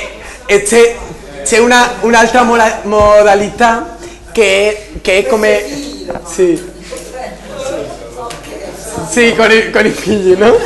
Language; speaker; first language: Italian; non-native, learner; Spanish